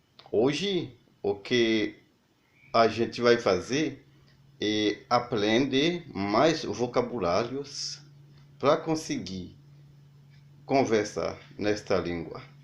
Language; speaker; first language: Portuguese; non-native, learner; Haitian Creole